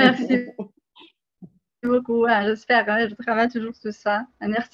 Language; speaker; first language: French; non-native, fluent; Albanian